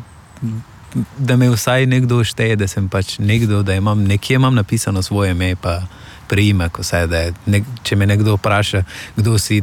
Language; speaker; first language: Slovenian; non-native, fluent; Persian